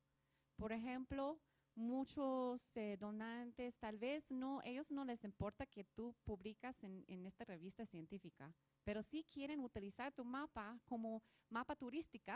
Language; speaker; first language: Spanish; non-native, fluent; English